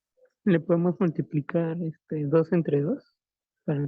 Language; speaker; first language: Spanish; native; Spanish